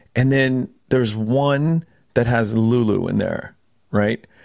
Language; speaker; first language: English; native; English